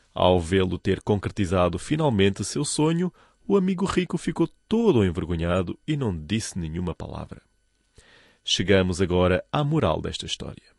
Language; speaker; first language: Portuguese; non-native, fluent; Chinese